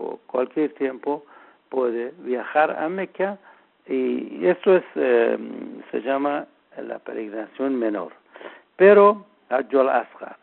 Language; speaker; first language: Spanish; non-native, learner; Persian